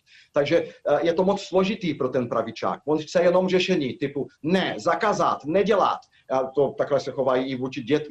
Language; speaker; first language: Czech; non-native, fluent; Portuguese